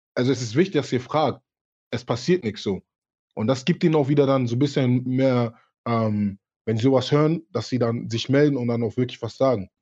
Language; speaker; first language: German; early bilingual, other home language; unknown